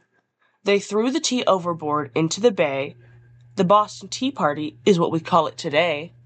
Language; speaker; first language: English; native; English